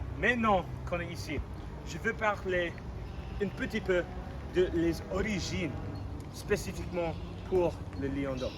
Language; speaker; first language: French; non-native, learner; English